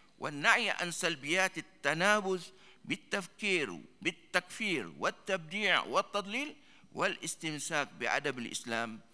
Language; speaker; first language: Arabic; non-native, fluent; Malay